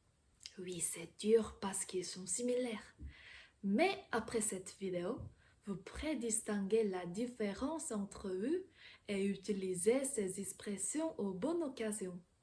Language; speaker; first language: French; non-native, fluent; Korean